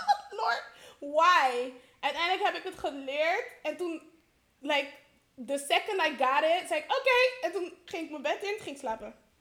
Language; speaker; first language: Dutch; early bilingual, heritage; Dutch